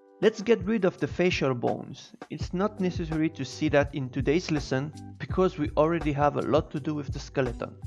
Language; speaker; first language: English; non-native, fluent; French